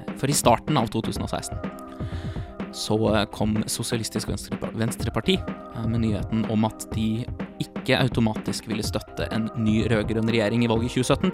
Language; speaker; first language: Norwegian; native; Norwegian